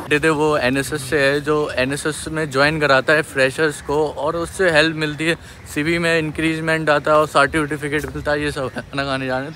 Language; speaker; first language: Hindi; native; Hindi